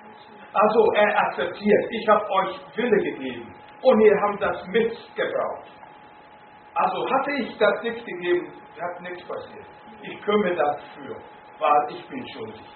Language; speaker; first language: German; non-native, fluent; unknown